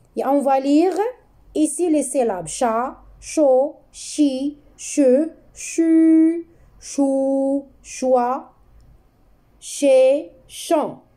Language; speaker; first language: French; non-native, local second language; Arabic